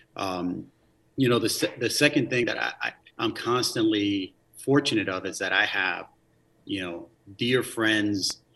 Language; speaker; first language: English; early bilingual, other home language; Spanish